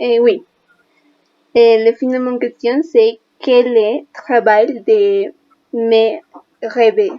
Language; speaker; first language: French; non-native, learner; Spanish